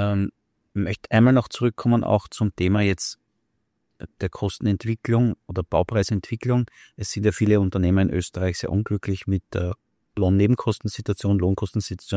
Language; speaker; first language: German; native; German